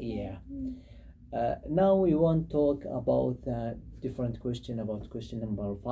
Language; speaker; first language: English; non-native, learner; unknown